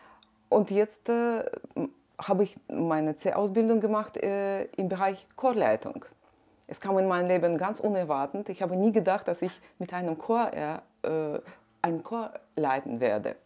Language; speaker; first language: German; non-native, fluent; Russian